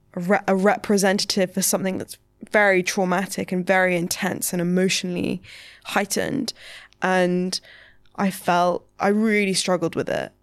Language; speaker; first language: English; native; English